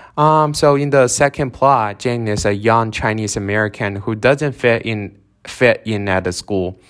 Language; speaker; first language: English; non-native, fluent; Chinese